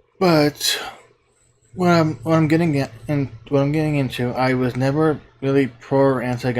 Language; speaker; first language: English; native; English